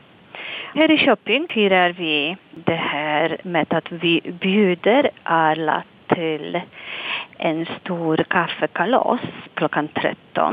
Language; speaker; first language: Swedish; non-native, fluent; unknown